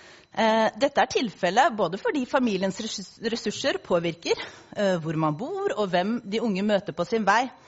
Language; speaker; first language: Norwegian; native; Norwegian